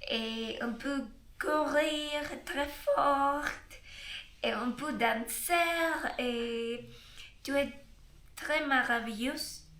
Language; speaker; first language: French; non-native, learner; Spanish